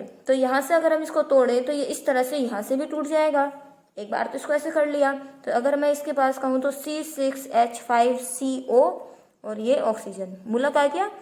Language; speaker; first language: Hindi; native; Hindi